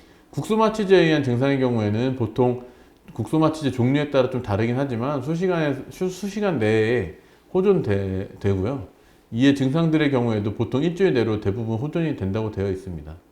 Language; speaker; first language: Korean; native; Korean